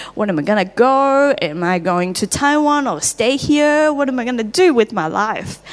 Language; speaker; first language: English; non-native, fluent; Chinese